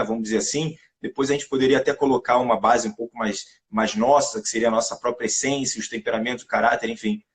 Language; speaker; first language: Portuguese; native; Portuguese